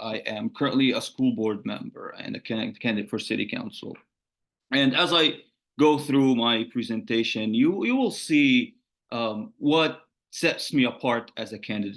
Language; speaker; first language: English; non-native, fluent; Arabic